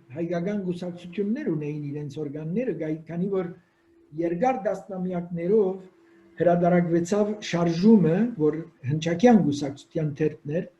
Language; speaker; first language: Armenian; early bilingual, heritage; Armenian